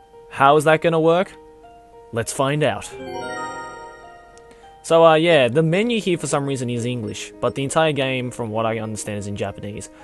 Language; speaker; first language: English; early bilingual, other home language; Japanese